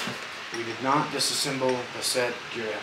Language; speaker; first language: English; native; English